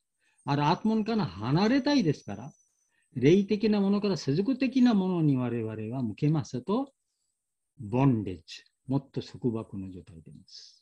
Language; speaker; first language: Japanese; non-native, learner; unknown